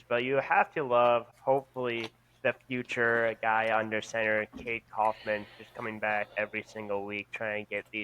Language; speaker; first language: English; native; English